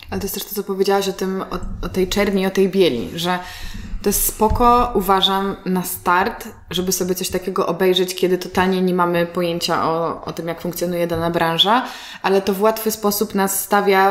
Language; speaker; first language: Polish; native; Polish